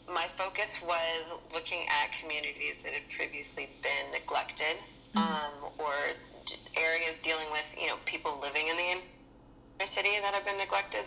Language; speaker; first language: English; native; English